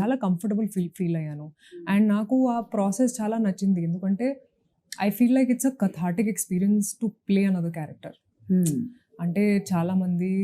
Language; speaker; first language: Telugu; non-native, local second language; Hindi